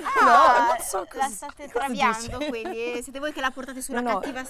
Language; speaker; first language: Italian; native; Italian